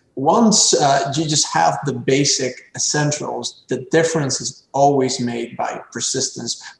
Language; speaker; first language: English; early bilingual, other home language; Spanish